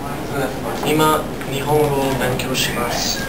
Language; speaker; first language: Japanese; non-native, learner; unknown